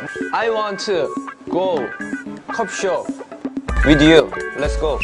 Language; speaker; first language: English; non-native, learner; Korean